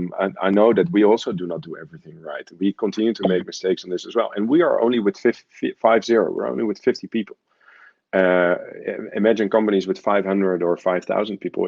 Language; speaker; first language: English; non-native, fluent; Dutch